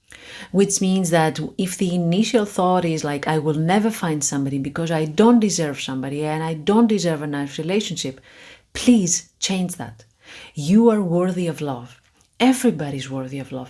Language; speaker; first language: English; non-native, fluent; Greek